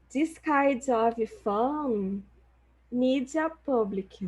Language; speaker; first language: English; non-native, learner; Portuguese